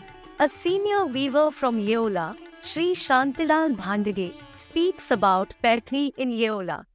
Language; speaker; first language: English; non-native, local second language; Marathi